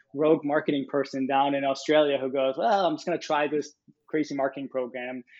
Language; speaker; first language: English; non-native, fluent; Danish